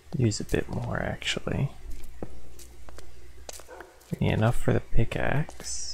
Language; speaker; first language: English; native; English